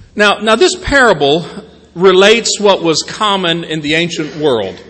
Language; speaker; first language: English; native; English